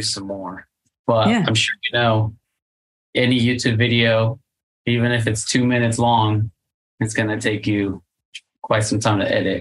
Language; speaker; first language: English; non-native, fluent; Spanish